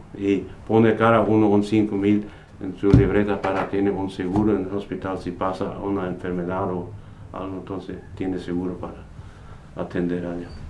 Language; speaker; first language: Spanish; non-native, local second language; Plautdietsch